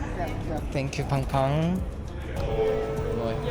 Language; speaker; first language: English; non-native, learner; Korean